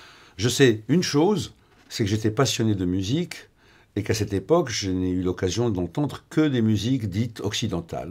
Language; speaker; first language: French; non-native, local second language; Arabic